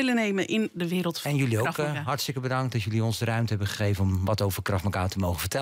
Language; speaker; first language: Dutch; native; Dutch